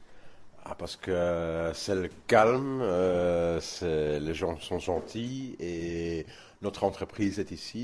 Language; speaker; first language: French; non-native, local second language; Dutch